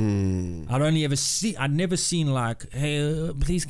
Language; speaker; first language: English; native; English